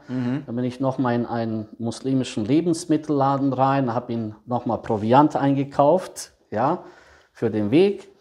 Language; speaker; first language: German; early bilingual, other home language; Serbian